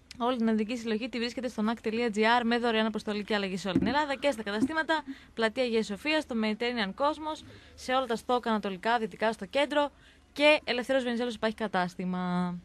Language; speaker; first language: Greek; native; Greek